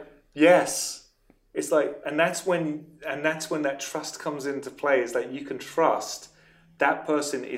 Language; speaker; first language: English; native; English